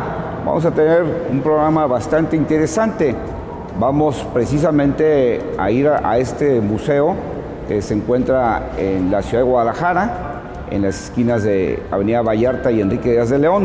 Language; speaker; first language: Spanish; native; Spanish